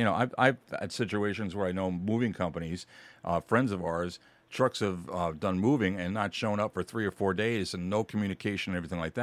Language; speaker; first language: English; native; English